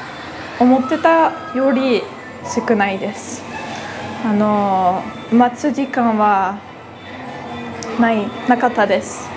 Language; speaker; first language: Japanese; non-native, learner; Dutch